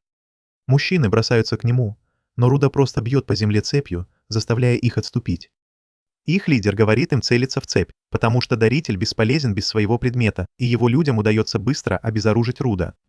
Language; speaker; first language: Russian; native; Russian